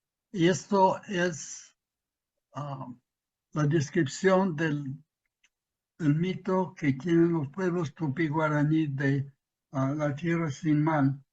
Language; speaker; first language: Spanish; non-native, fluent; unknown